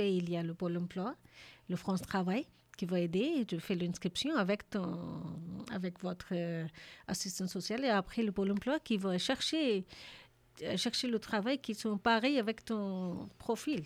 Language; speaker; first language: French; non-native, learner; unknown